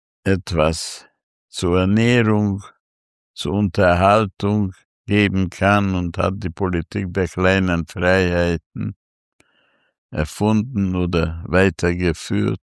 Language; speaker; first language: German; non-native, fluent; Hungarian